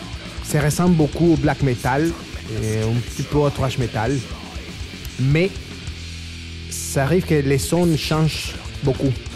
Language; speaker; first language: French; non-native, fluent; Spanish